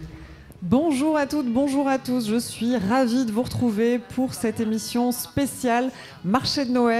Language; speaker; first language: French; native; French